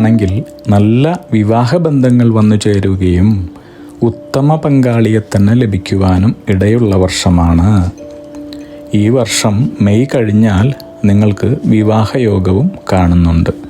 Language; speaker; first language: Malayalam; native; Malayalam